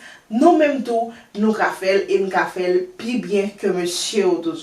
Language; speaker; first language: French; non-native, learner; Haitian Creole